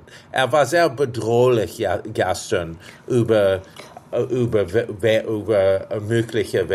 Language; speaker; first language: German; non-native, fluent; English